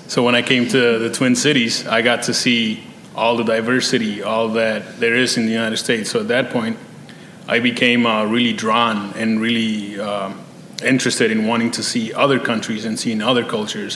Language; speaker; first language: English; early bilingual, other home language; Spanish